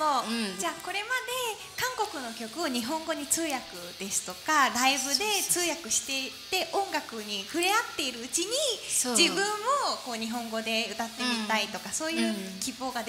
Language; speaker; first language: Japanese; native; Japanese